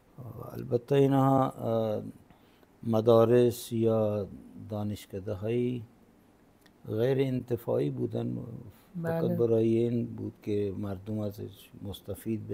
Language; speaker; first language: Persian; non-native, fluent; Punjabi